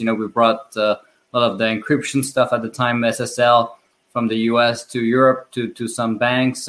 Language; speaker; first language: English; non-native, fluent; French